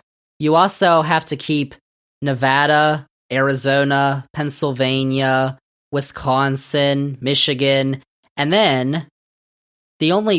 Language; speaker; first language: English; native; English